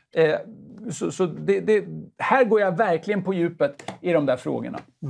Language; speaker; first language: Swedish; native; Swedish